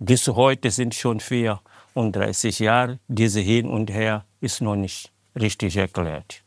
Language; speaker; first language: German; non-native, learner; Portuguese